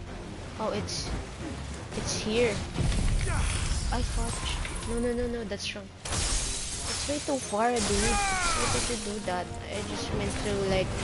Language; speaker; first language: English; non-native, local second language; Filipino